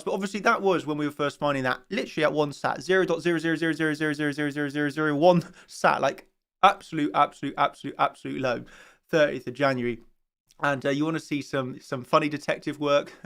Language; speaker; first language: English; native; English